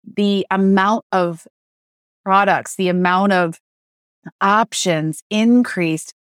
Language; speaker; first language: English; native; English